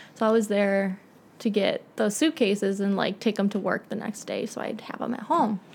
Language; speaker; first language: English; native; English